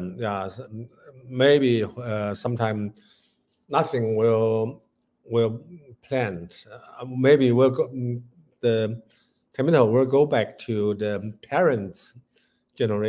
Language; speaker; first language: English; non-native, learner; Chinese